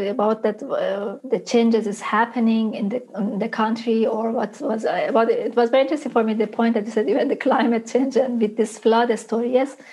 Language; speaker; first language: English; non-native, fluent; Persian